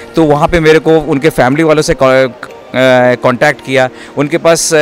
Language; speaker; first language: Hindi; native; Hindi